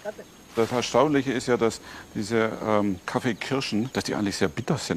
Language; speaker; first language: German; native; German